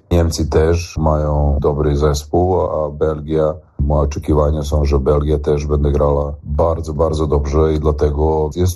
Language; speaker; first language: Polish; non-native, learner; Serbian